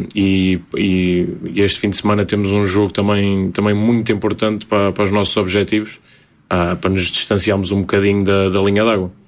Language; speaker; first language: Portuguese; native; Portuguese